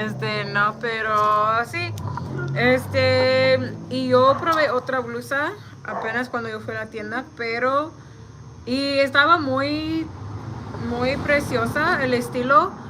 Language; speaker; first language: Spanish; non-native, learner; English